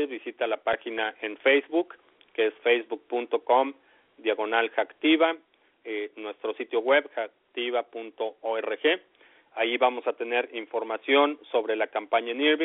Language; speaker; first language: Spanish; native; Spanish